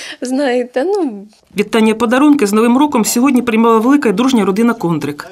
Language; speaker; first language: Ukrainian; native; Ukrainian